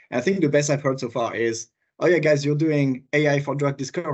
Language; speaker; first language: English; non-native, fluent; French